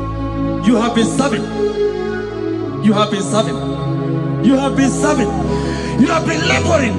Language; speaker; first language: English; non-native, local second language; Igbo